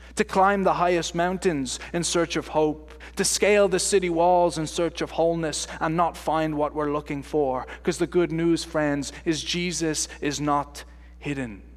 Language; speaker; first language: English; native; English